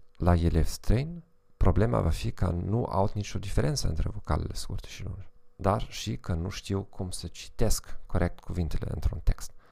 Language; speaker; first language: Romanian; non-native, fluent; German